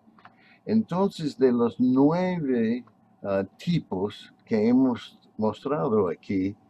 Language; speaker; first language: Spanish; non-native, fluent; English